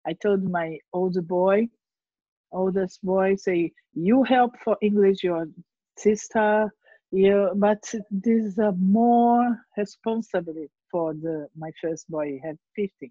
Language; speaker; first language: English; non-native, learner; Portuguese